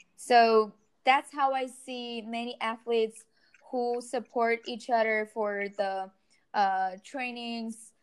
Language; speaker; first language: English; non-native, fluent; Chinese